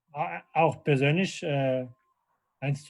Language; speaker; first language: German; non-native, fluent; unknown